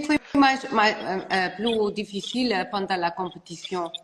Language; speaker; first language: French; non-native, learner; Portuguese